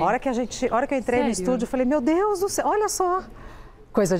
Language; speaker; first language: Portuguese; native; Portuguese